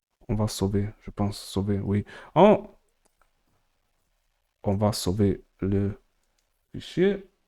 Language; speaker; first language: French; non-native, learner; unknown